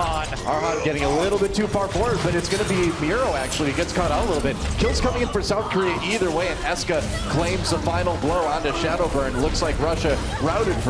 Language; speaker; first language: English; native; English